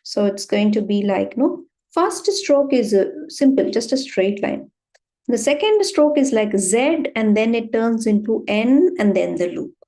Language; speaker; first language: English; non-native, local second language; Tamil